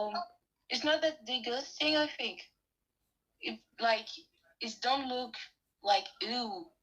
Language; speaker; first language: English; non-native, learner; French